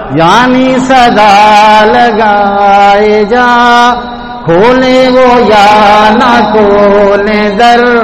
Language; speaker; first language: Urdu; native; Urdu